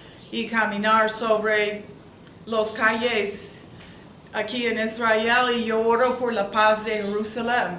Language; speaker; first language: Spanish; non-native, learner; English